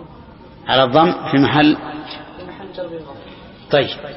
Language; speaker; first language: Arabic; native; Arabic